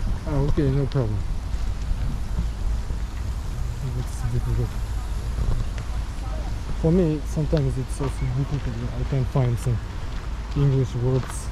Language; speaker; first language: English; non-native, learner; Bashkir